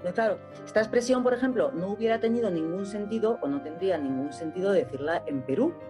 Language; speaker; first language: Spanish; native; Spanish